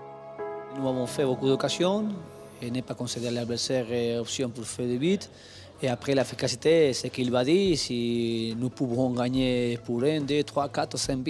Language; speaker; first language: French; non-native, fluent; Spanish